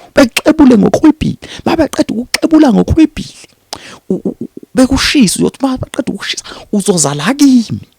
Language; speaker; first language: Zulu; native; Zulu